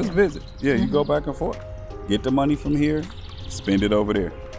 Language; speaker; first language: English; native; English